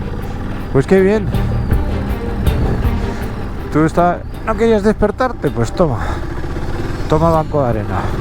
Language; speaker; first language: Spanish; native; Spanish